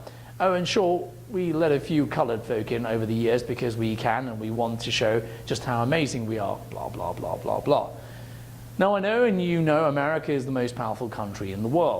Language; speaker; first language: English; native; English